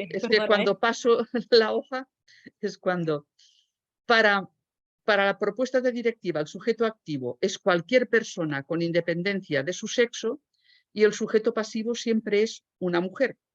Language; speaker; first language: Spanish; native; Spanish